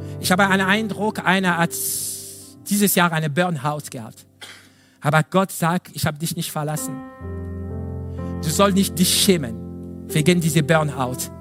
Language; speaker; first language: German; non-native, fluent; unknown